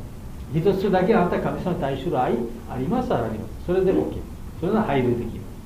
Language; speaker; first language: Japanese; non-native, learner; Bangla